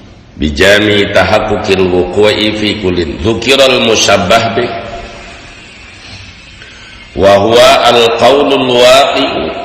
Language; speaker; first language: Arabic; non-native, fluent; Sundanese